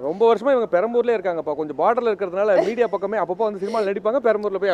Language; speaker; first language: Tamil; native; Tamil